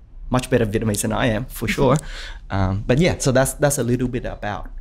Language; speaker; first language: English; early bilingual, other home language; Vietnamese